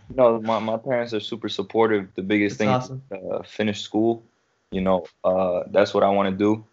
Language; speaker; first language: English; native; English